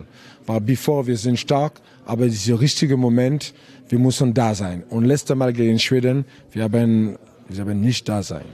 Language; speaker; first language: German; non-native, learner; French